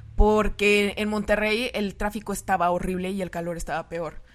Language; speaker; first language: Spanish; native; Spanish